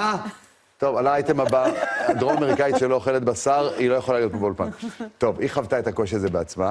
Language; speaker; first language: Hebrew; native; Hebrew